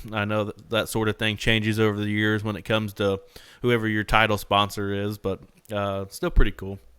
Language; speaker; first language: English; native; English